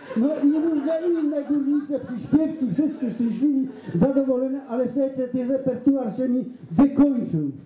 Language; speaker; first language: Polish; native; Polish